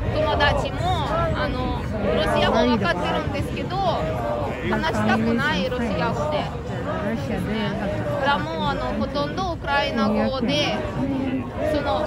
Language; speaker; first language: Japanese; non-native, learner; Russian